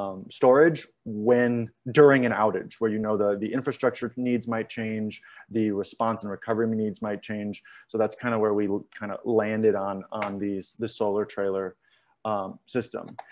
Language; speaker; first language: English; native; English